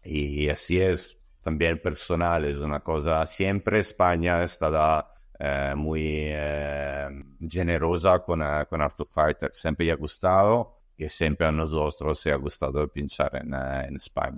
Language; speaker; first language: Spanish; non-native, learner; Italian